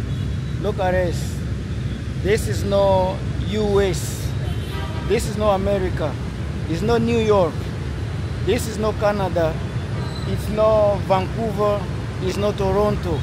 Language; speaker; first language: English; non-native, fluent; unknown